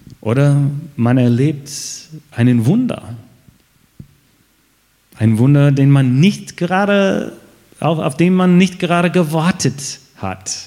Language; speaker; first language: German; non-native, fluent; English